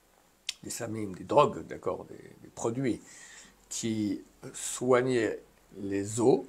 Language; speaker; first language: French; native; French